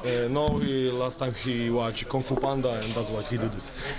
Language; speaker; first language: English; non-native, learner; Polish